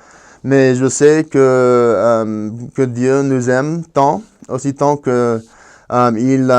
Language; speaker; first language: French; non-native, fluent; Spanish